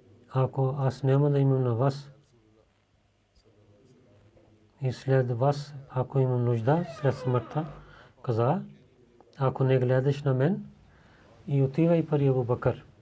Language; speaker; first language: Bulgarian; non-native, learner; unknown